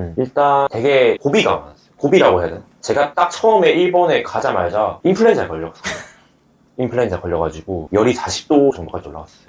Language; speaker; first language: Korean; native; Korean